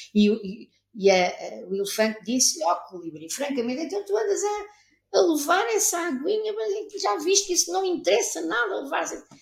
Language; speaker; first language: Portuguese; native; Portuguese